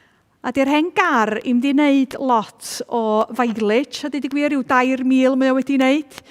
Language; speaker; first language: Welsh; native; Welsh